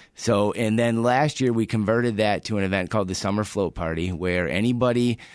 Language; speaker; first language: English; native; English